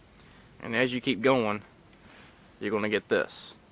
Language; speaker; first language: English; native; English